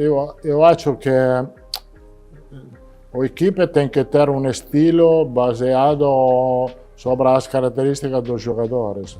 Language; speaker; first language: Portuguese; non-native, learner; Italian